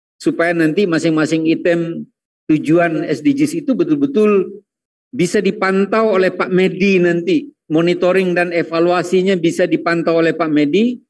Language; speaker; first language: Indonesian; non-native, local second language; Minangkabau